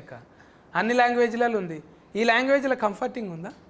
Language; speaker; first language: Telugu; native; Telugu